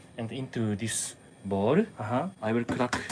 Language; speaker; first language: English; non-native, fluent; Japanese